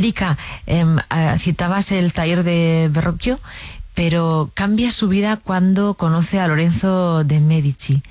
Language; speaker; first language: Spanish; native; Spanish